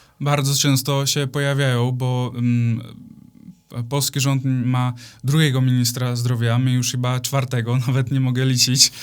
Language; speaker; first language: Polish; non-native, fluent; Czech